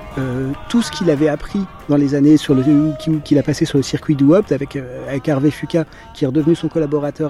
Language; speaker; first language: French; native; French